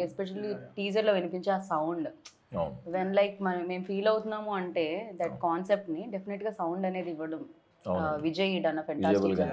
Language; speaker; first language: Telugu; native; Telugu